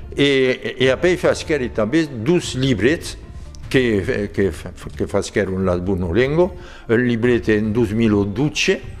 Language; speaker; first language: Occitan; native; Occitan